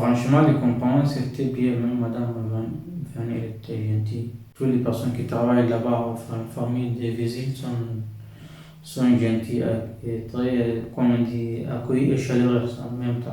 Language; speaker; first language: French; non-native, fluent; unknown